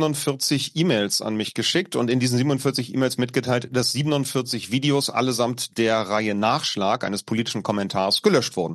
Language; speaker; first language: German; native; German